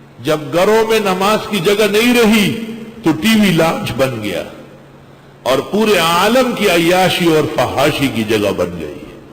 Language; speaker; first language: Urdu; non-native, local second language; Pashto